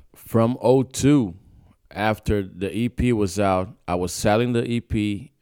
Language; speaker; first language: English; non-native, fluent; Portuguese